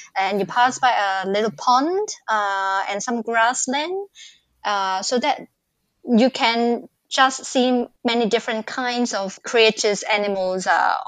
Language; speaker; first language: English; non-native, local second language; Cantonese